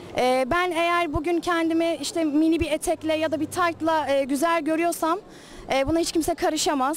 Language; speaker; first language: Turkish; native; Turkish